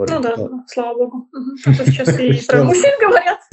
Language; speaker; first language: Russian; native; Russian